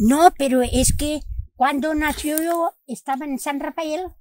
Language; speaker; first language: Spanish; non-native, local second language; Catalan